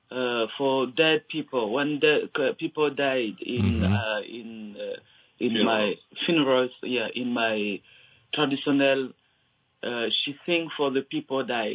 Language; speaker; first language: English; non-native, learner; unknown